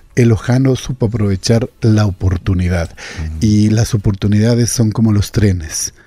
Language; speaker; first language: Spanish; native; Spanish